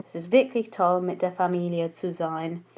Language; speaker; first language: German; non-native, fluent; English